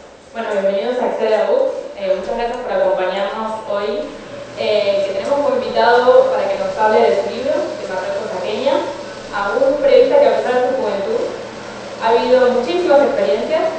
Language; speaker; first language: Spanish; native; Spanish